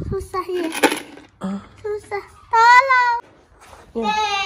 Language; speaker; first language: Indonesian; non-native, local second language; Javanese